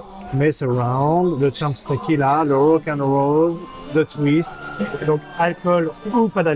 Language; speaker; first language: French; native; French